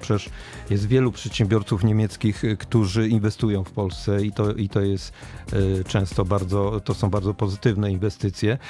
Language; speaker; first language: Polish; native; Polish